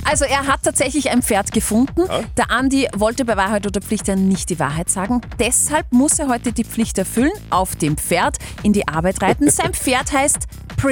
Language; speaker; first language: German; native; German